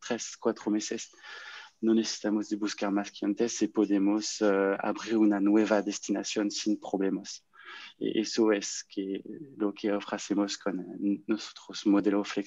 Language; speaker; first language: Spanish; non-native, learner; French